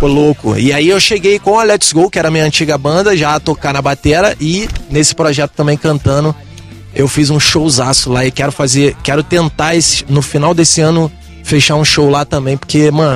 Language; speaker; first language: Portuguese; native; Portuguese